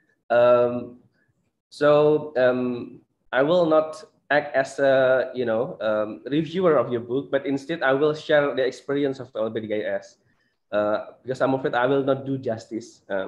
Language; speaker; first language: English; non-native, fluent; Indonesian